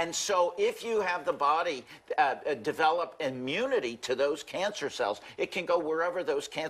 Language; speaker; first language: English; native; English